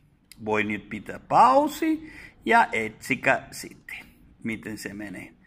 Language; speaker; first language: Finnish; non-native, fluent; Spanish